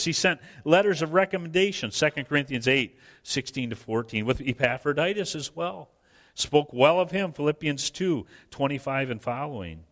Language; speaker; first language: English; native; English